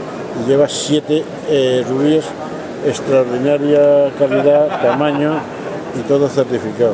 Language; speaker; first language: Spanish; native; Spanish